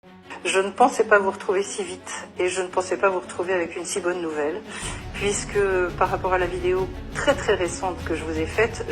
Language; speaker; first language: French; native; French